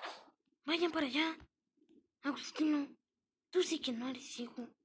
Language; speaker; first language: Spanish; native; Spanish